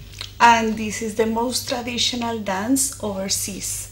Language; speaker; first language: English; non-native, fluent; Spanish